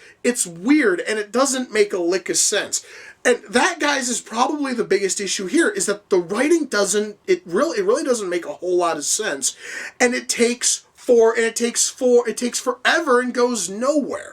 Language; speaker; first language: English; native; English